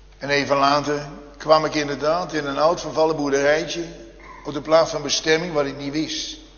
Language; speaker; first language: Dutch; native; Dutch